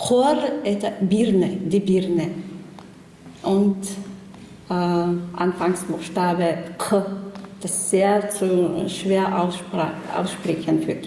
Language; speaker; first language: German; non-native, learner; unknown